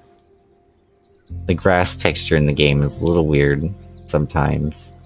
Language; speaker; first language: English; native; English